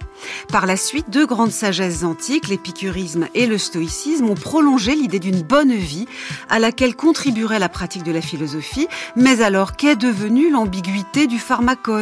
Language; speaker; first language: French; native; French